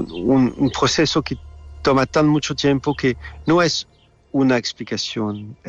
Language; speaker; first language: Spanish; non-native, fluent; French